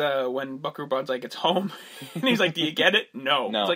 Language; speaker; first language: English; native; English